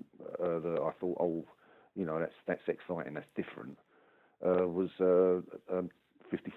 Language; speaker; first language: English; native; English